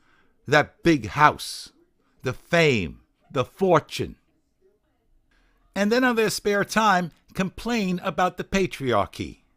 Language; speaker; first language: English; native; English